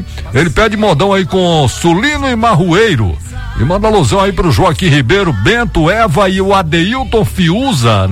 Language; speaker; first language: Portuguese; native; Portuguese